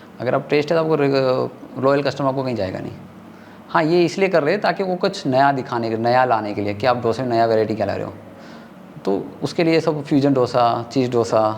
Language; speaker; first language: Hindi; non-native, local second language; Tamil